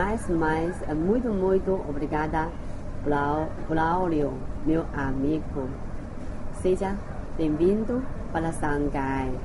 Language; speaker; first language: Portuguese; non-native, learner; Chinese